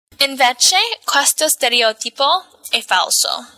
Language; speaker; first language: Italian; non-native, fluent; English